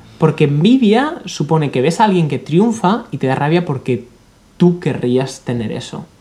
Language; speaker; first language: Spanish; native; Spanish